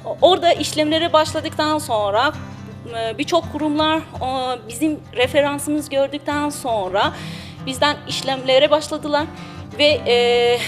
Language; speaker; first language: Turkish; non-native, learner; Persian